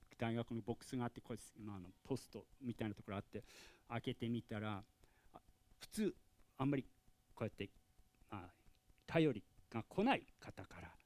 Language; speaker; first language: Japanese; non-native, fluent; English